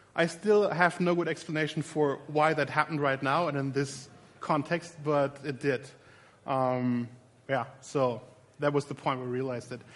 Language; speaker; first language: English; non-native, fluent; German